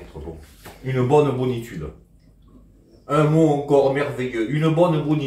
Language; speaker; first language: French; native; French